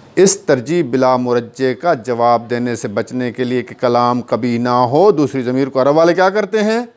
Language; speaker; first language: Urdu; non-native, local second language; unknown